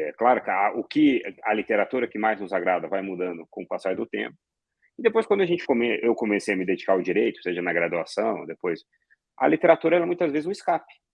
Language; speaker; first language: Portuguese; early bilingual, other home language; Arabic